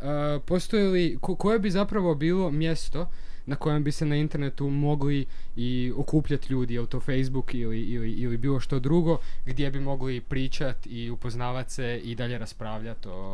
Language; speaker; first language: Croatian; native; Croatian